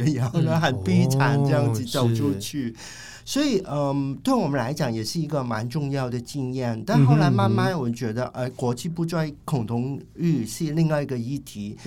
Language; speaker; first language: Chinese; non-native, fluent; Cantonese